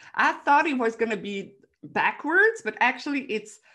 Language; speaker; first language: English; non-native, fluent; Dutch